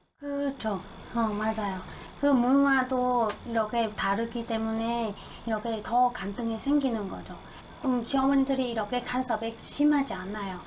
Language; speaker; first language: Korean; non-native, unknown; Vietnamese